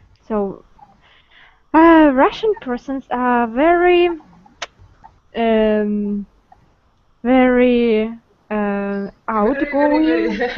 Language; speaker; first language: English; non-native, learner; Russian